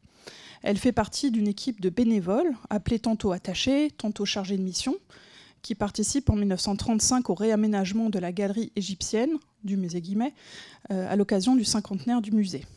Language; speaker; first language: French; native; French